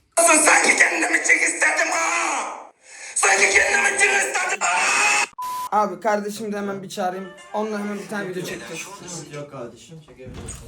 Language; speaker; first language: Turkish; native; Turkish